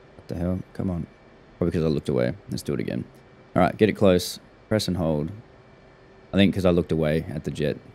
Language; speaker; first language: English; native; English